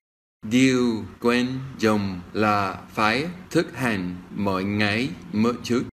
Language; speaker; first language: Vietnamese; non-native, learner; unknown